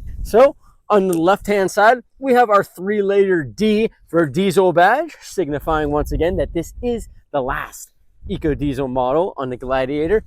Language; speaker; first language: English; native; English